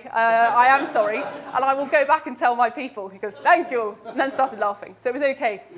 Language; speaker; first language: English; native; English